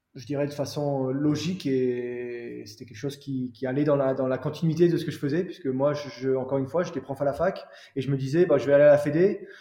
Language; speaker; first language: French; native; French